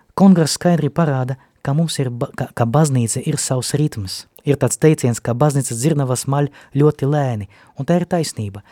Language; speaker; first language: Latvian; non-native, local second language; Russian